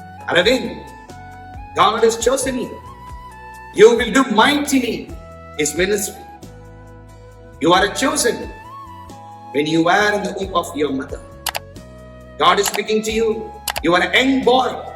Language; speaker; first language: English; non-native, local second language; Tamil